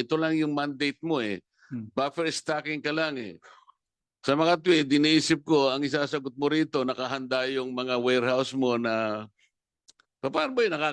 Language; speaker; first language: Filipino; non-native, local second language; Pampanga